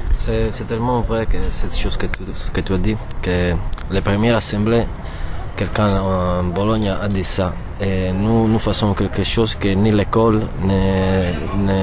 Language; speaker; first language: French; non-native, learner; Italian